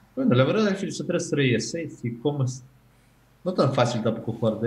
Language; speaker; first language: Spanish; non-native, learner; Ukrainian